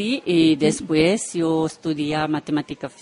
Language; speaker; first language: Spanish; non-native, learner; Romanian